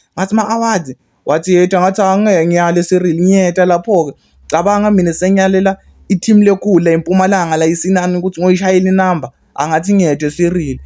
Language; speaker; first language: Zulu; non-native, local second language; Swati